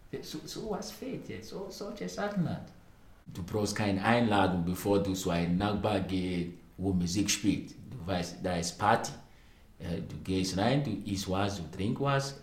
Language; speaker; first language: German; non-native, fluent; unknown